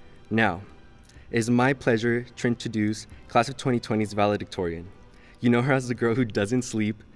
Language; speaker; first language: English; early bilingual, other home language; Spanish